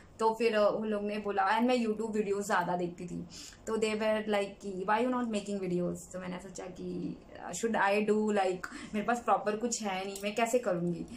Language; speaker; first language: Hindi; native; Hindi